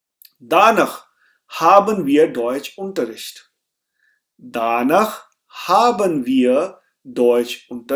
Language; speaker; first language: German; non-native, fluent; Urdu